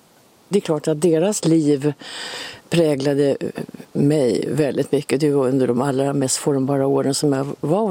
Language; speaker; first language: Swedish; native; Swedish